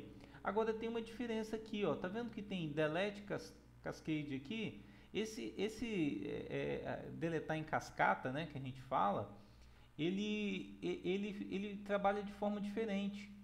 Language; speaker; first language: Portuguese; native; Portuguese